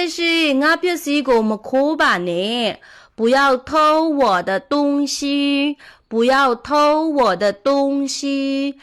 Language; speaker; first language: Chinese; non-native, fluent; Burmese